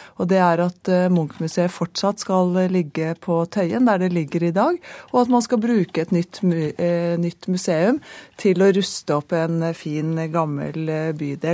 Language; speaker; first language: Norwegian; native; Norwegian